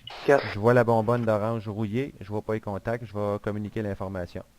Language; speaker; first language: French; native; French